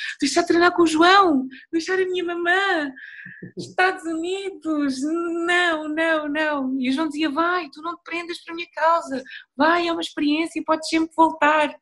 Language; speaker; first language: Portuguese; early bilingual, other home language; Upper Guinea Crioulo